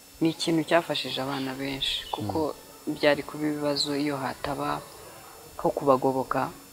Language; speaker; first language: Kinyarwanda; native; Kinyarwanda